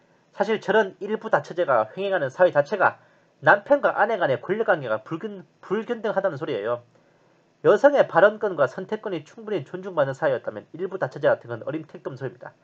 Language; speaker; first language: Korean; native; Korean